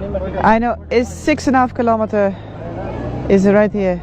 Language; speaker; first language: English; non-native, learner; Dutch